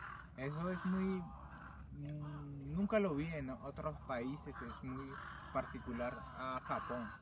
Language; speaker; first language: Spanish; non-native, fluent; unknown